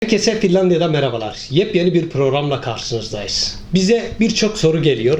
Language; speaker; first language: Turkish; native; Turkish